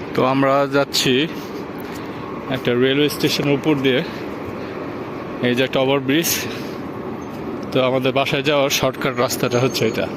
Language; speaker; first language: Bangla; native; Bangla